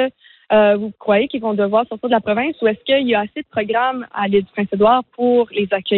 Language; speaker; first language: French; native; French